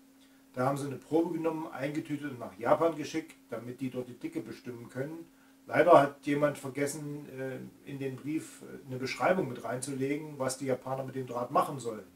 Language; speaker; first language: German; native; German